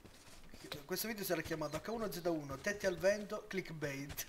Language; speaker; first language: Italian; native; Italian